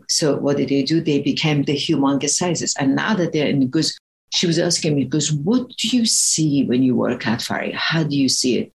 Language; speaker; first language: English; non-native, fluent; Persian